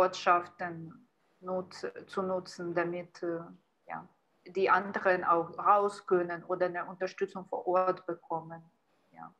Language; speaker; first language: German; non-native, fluent; Ukrainian